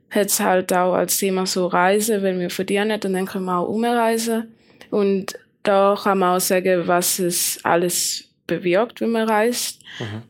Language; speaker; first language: German; native; German